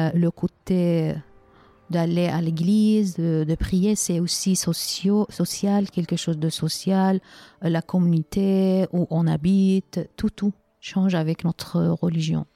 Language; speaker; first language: French; non-native, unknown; Arabic